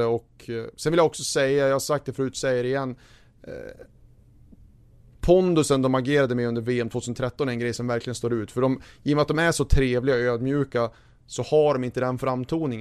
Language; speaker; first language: Swedish; native; Swedish